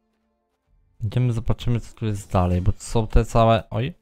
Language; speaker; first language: Polish; native; Polish